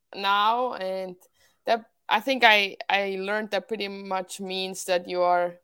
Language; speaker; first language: English; non-native, fluent; Swiss German